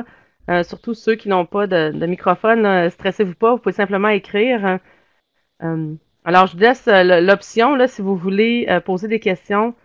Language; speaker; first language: French; native; French